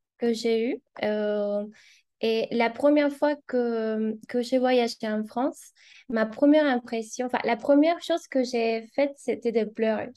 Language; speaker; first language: French; non-native, fluent; Spanish